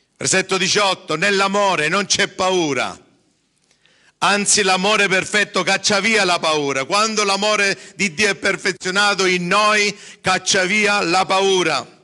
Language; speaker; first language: Italian; early bilingual, heritage; English